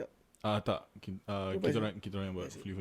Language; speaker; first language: Malay; native; Malay